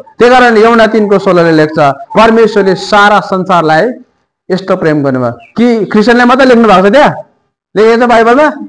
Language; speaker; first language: Nepali; native; Nepali